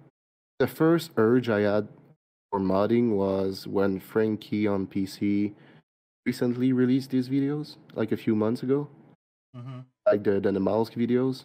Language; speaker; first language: English; non-native, fluent; French